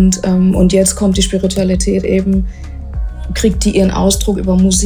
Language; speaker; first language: German; native; German